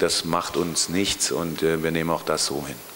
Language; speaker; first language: German; native; German